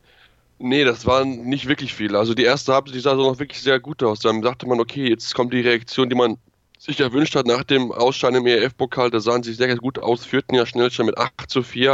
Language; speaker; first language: German; native; German